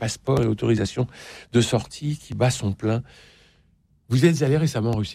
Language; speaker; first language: French; native; French